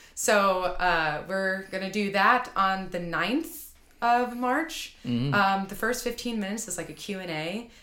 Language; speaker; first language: English; native; English